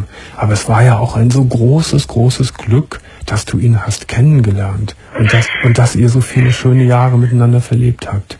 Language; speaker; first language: German; native; German